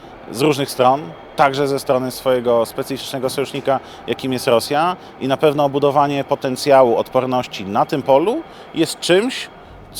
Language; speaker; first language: Polish; native; Polish